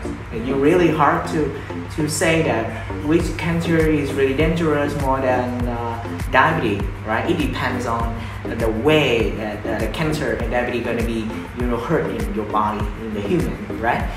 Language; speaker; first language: English; non-native, fluent; Vietnamese